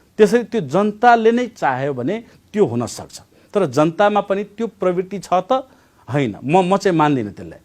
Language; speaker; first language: Nepali; non-native, local second language; Maithili